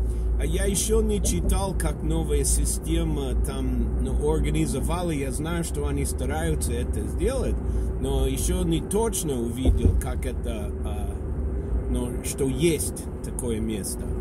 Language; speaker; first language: Russian; non-native, fluent; English